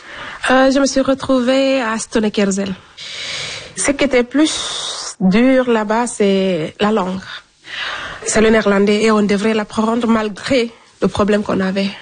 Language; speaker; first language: French; non-native, local second language; Fula